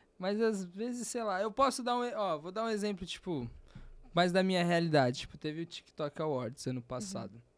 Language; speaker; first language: Portuguese; native; Portuguese